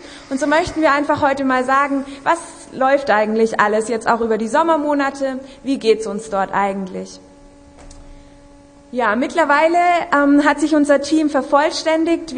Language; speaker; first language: German; native; German